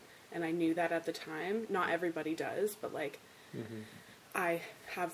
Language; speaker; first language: English; native; English